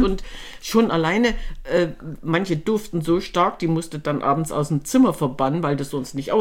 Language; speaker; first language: German; native; German